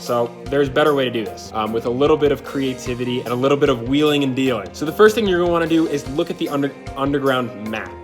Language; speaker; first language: English; native; English